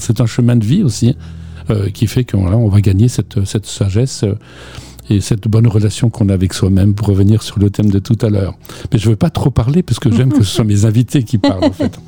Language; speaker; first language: French; native; French